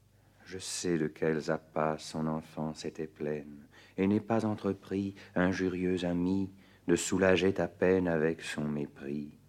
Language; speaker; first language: French; native; French